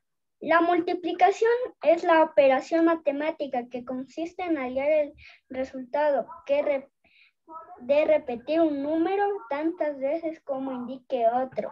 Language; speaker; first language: Spanish; native; Spanish